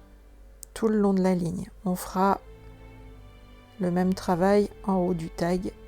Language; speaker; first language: French; native; French